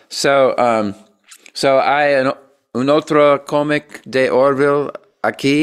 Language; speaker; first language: Spanish; non-native, learner; English